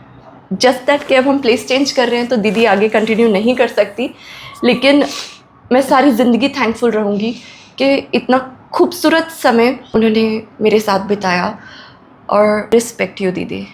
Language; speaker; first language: Hindi; native; Hindi